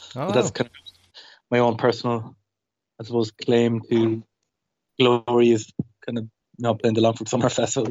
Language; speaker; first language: English; native; English